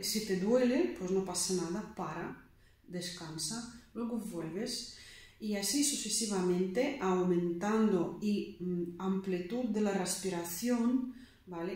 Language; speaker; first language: Spanish; non-native, fluent; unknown